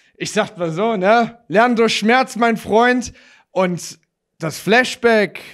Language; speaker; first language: German; native; German